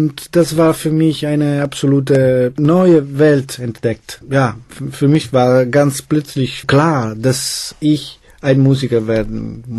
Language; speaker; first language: German; non-native, fluent; Italian